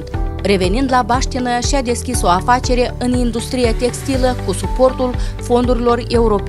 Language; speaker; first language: Romanian; native; Romanian